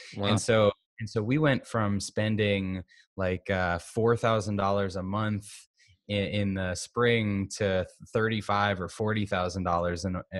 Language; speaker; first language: English; native; English